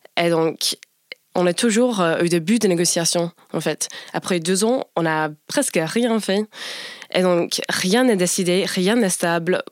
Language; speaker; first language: French; non-native, fluent; English